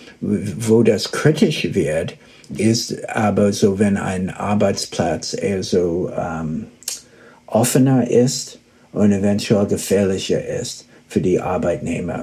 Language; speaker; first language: German; early bilingual, heritage; German